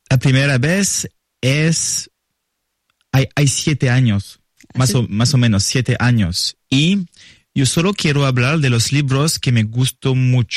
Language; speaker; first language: Spanish; non-native, learner; French